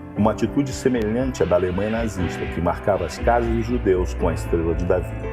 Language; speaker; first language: Portuguese; native; Portuguese